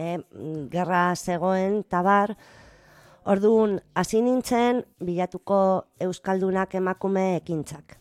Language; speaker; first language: Basque; non-native, local second language; Spanish